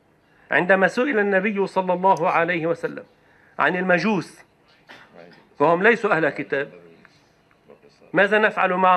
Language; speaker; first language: Arabic; native; Arabic